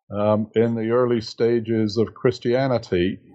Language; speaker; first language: English; native; English